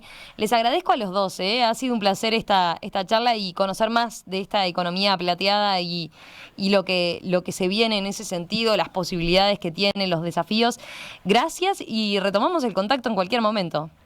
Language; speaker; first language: Spanish; native; Spanish